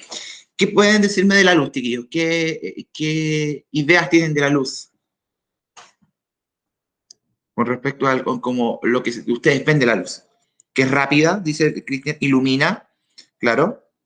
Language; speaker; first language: Spanish; native; Spanish